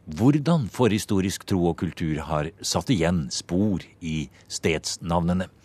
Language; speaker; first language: Norwegian; native; Norwegian